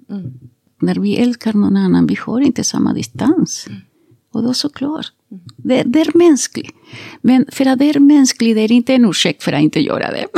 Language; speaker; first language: Swedish; non-native, fluent; Spanish